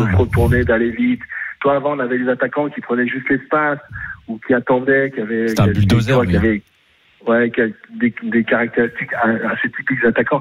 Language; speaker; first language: French; native; French